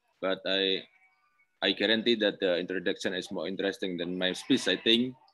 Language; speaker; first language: English; non-native, learner; Indonesian